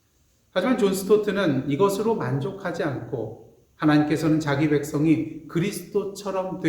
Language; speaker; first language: Korean; native; Korean